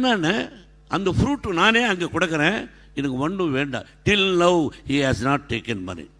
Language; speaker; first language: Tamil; non-native, learner; Telugu